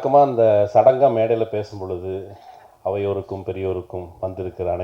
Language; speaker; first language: Tamil; native; Tamil